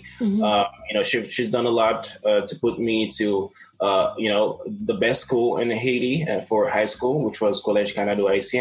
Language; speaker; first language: English; non-native, fluent; Haitian Creole